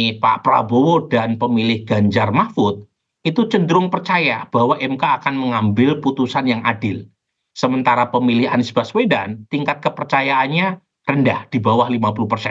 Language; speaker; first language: Indonesian; native; Indonesian